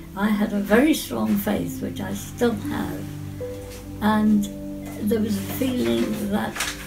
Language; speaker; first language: English; native; English